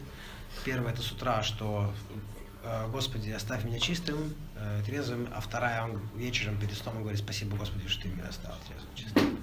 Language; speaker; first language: Russian; native; Russian